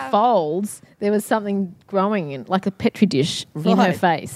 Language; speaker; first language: English; native; English